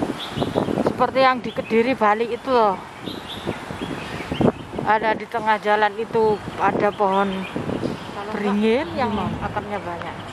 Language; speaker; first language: Indonesian; non-native, local second language; Javanese